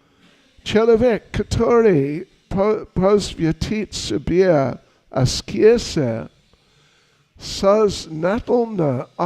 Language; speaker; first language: Russian; non-native, learner; English